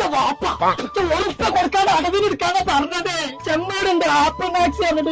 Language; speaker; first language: Malayalam; native; Malayalam